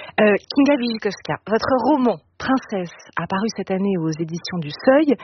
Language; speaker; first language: French; native; French